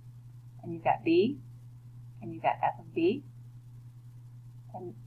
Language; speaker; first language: English; native; English